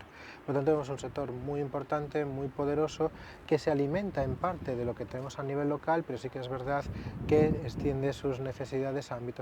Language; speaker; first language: Spanish; native; Spanish